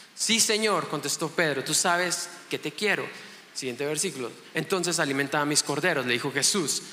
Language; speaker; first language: Spanish; native; Spanish